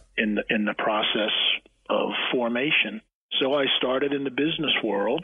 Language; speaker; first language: English; native; English